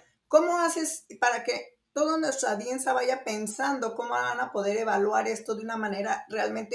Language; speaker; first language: Spanish; native; Spanish